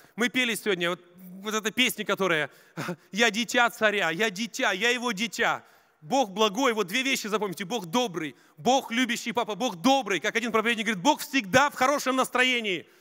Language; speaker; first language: Russian; native; Russian